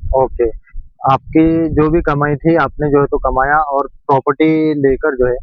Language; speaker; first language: Hindi; non-native, local second language; Marathi